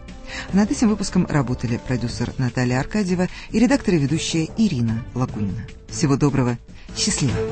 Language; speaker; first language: Russian; native; Russian